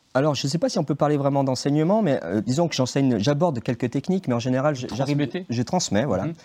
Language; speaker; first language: French; native; French